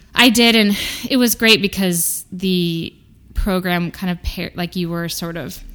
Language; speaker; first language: English; native; English